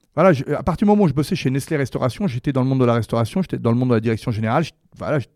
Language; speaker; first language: French; native; French